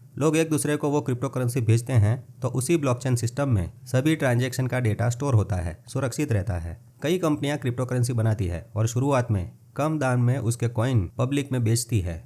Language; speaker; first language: Hindi; non-native, local second language; Gujarati